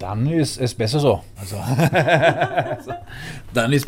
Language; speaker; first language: German; non-native, fluent; Italian